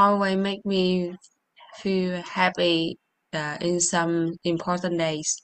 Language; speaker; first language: English; non-native, learner; Vietnamese